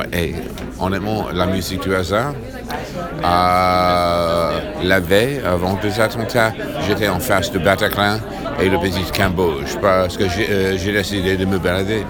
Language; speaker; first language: French; non-native, fluent; English